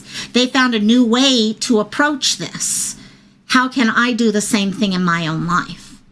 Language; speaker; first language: English; native; English